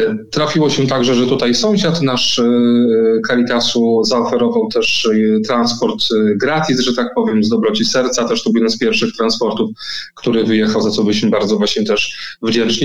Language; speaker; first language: Polish; native; Polish